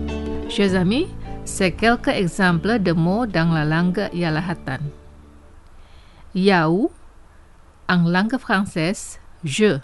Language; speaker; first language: French; non-native, fluent; Indonesian